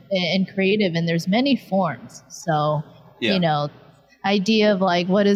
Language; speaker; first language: English; native; English